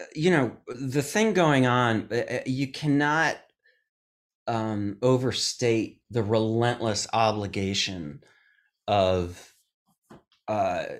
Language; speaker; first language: English; native; English